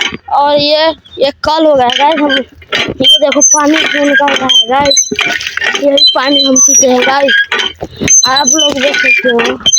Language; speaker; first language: Hindi; non-native, local second language; Maithili